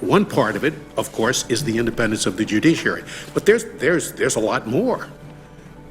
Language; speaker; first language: English; native; English